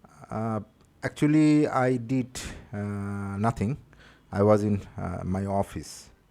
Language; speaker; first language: English; non-native, local second language; Bangla